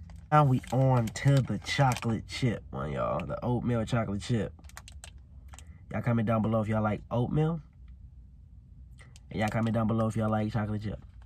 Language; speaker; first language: English; early bilingual, other home language; Spanish